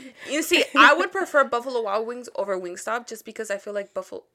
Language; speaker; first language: English; early bilingual, other home language; Spanish